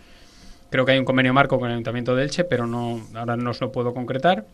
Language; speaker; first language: Spanish; native; Spanish